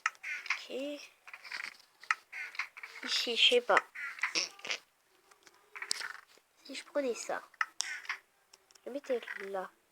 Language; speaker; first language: French; native; French